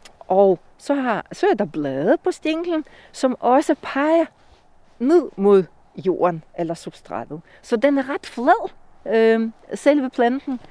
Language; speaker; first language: Danish; non-native, fluent; Russian